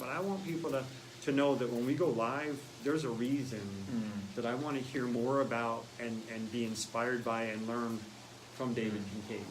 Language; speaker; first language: English; native; English